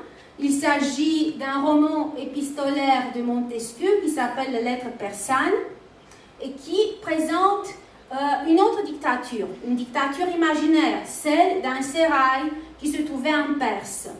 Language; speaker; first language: French; non-native, fluent; Romanian